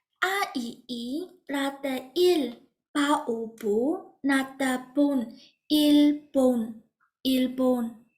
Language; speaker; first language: Korean; non-native, fluent; Burmese